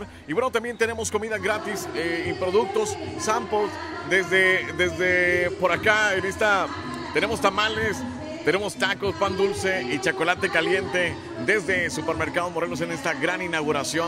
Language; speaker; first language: Spanish; native; Spanish